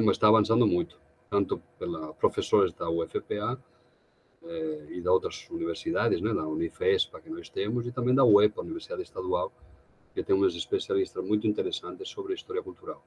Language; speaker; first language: Portuguese; non-native, fluent; Catalan